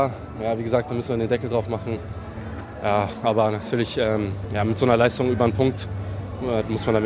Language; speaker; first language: German; native; German